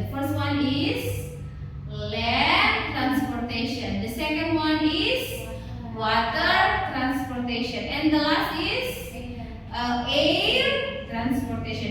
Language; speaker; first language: English; non-native, learner; Indonesian